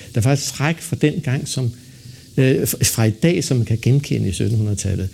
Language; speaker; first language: Danish; native; Danish